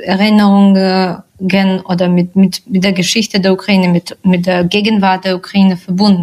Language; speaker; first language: German; non-native, fluent; Russian